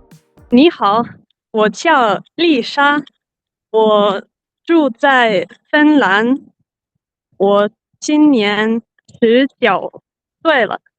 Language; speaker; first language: Chinese; non-native, learner; Finnish